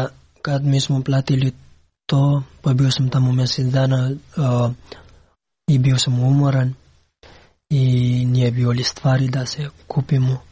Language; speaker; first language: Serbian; non-native, learner; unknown